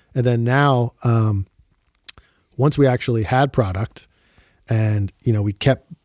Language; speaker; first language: English; native; English